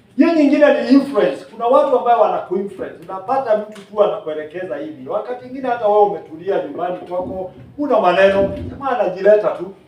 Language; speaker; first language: Swahili; non-native, local second language; Kikuyu